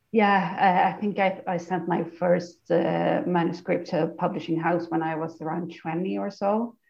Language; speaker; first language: English; non-native, fluent; Swedish